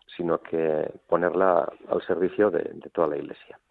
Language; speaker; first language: Spanish; native; Spanish